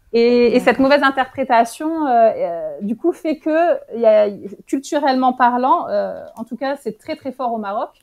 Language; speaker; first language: French; native; French